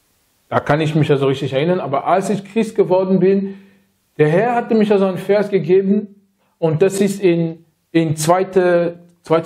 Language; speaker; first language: German; non-native, learner; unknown